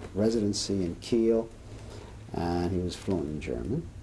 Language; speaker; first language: English; early bilingual, other home language; Serbian